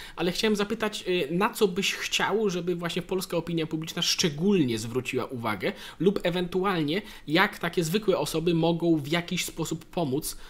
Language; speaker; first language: Polish; native; Polish